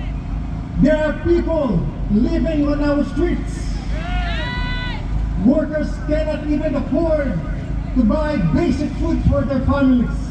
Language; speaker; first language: English; non-native, local second language; Filipino